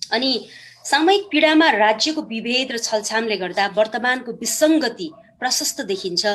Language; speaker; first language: Nepali; non-native, local second language; Eastern Tamang